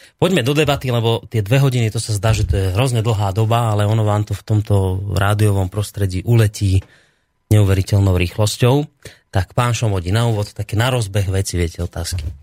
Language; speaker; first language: Slovak; native; Slovak